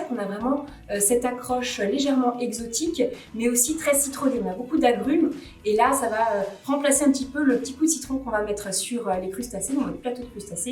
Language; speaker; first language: French; native; French